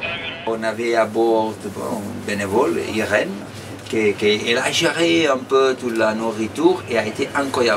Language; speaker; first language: French; non-native, fluent; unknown